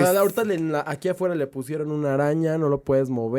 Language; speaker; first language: Spanish; native; Spanish